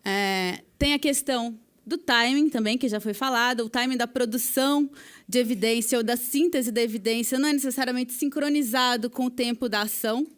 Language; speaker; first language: Portuguese; native; Portuguese